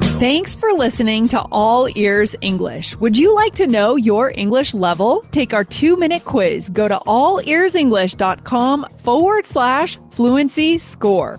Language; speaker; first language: English; native; English